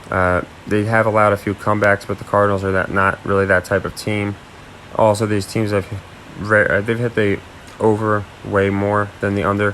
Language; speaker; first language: English; native; English